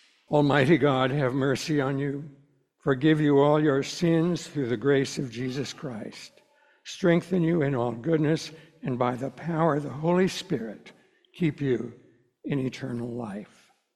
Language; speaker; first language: English; native; English